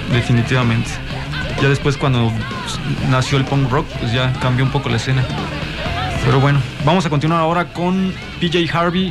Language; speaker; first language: Spanish; native; Spanish